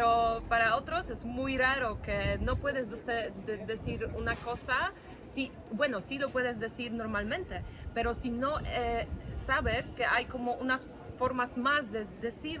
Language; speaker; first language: Spanish; non-native, fluent; Polish